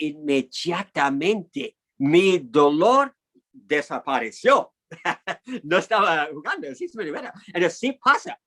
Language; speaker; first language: Spanish; non-native, fluent; English